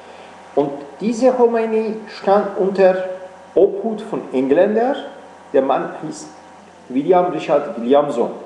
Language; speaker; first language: German; non-native, fluent; Persian